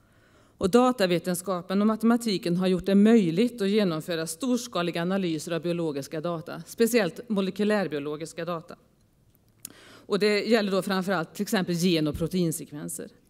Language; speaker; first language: Swedish; native; Swedish